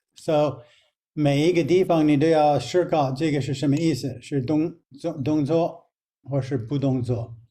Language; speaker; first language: Chinese; non-native, fluent; English